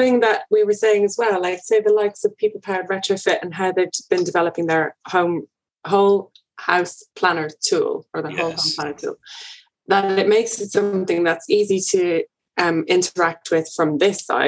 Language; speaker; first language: English; native; English